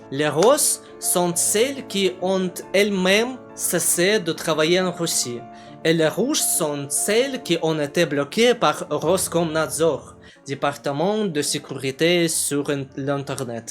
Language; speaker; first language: French; non-native, learner; Russian